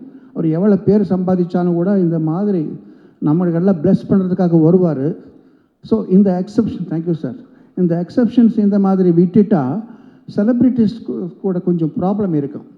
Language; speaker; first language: Tamil; non-native, local second language; Telugu